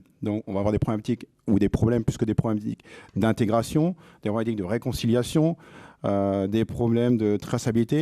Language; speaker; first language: French; native; French